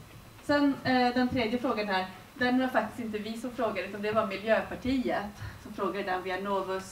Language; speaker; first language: Swedish; native; Swedish